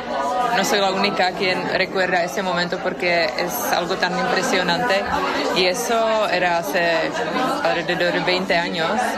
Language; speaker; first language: Spanish; non-native, fluent; Czech